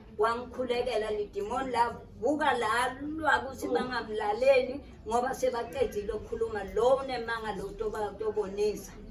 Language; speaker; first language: Zulu; non-native, local second language; Swati